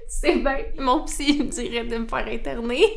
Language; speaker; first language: French; native; French